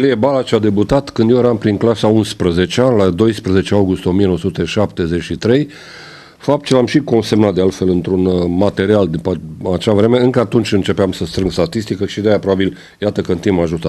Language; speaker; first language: Romanian; native; Romanian